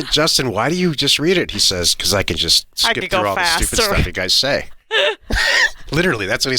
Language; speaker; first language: English; native; English